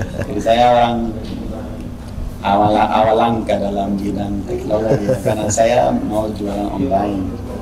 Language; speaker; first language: Indonesian; non-native, fluent; Swedish